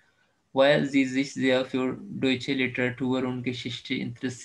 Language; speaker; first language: German; non-native, fluent; Urdu